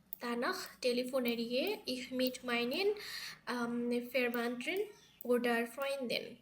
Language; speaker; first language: German; non-native, learner; Bangla